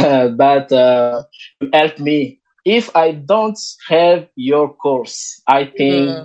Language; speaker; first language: English; non-native, learner; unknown